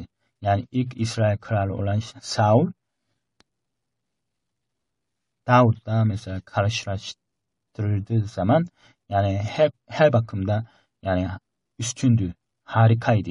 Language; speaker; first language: Turkish; non-native, fluent; Korean